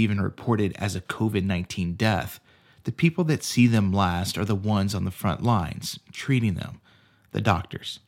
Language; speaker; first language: English; native; English